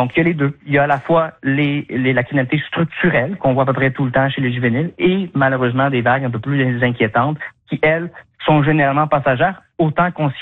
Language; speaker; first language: French; native; French